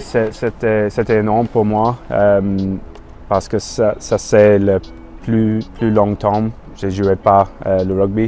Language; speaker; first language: French; non-native, learner; English